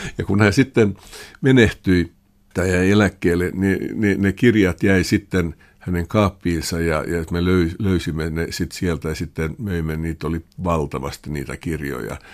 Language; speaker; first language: Finnish; non-native, local second language; Swedish